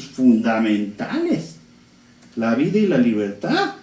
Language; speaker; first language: Spanish; native; Spanish